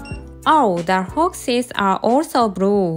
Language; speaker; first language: English; non-native, learner; Japanese